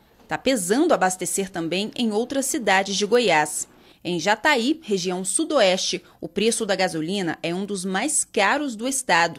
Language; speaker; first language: Portuguese; native; Portuguese